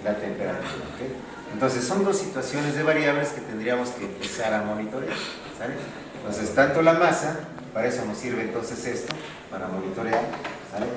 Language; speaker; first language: Spanish; native; Spanish